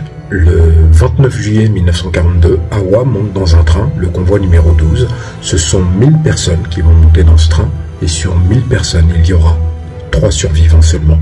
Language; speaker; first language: French; native; French